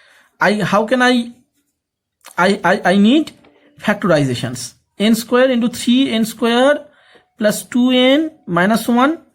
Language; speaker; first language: English; non-native, local second language; Bangla